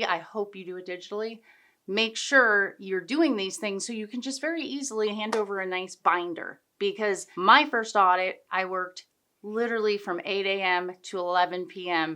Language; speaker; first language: English; native; English